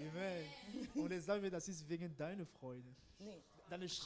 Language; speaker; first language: German; non-native, learner; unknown